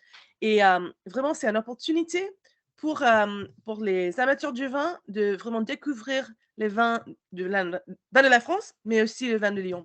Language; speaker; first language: French; non-native, learner; English